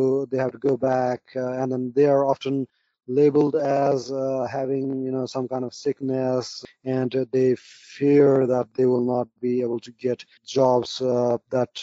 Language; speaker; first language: English; non-native, local second language; Nepali